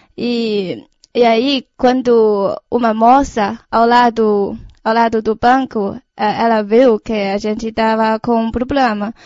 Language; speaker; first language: Portuguese; non-native, fluent; Chinese